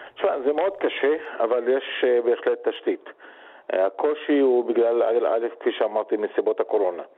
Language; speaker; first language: Hebrew; non-native, local second language; Arabic